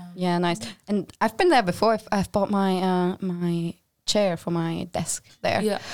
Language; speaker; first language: English; non-native, fluent; German